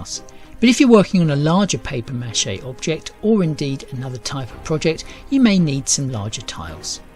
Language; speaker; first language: English; native; English